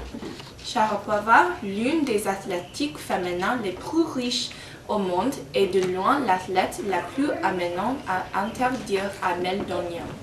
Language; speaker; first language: French; non-native, learner; English